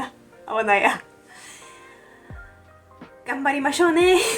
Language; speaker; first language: Japanese; non-native, learner; Spanish